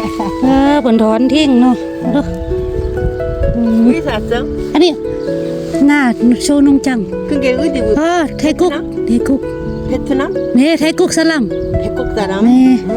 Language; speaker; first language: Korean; non-native, learner; Thai